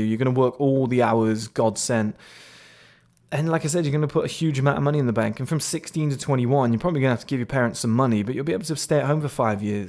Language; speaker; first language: English; native; English